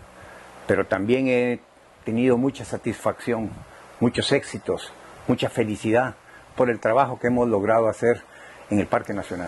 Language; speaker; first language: Spanish; native; Spanish